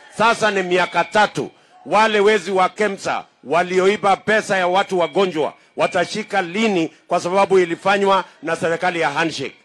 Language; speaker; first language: Swahili; non-native, local second language; Kalenjin